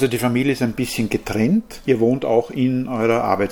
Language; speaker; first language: German; native; German